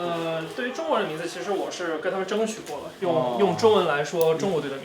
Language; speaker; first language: Chinese; native; Chinese